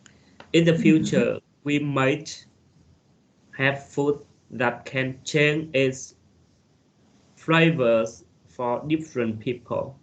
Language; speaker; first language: English; non-native, learner; Vietnamese